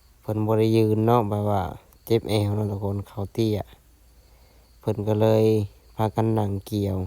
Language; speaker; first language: Thai; non-native, local second language; Lao